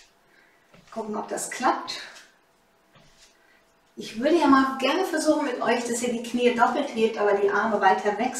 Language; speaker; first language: German; native; German